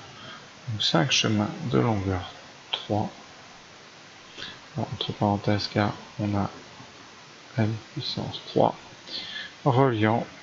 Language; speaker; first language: French; native; French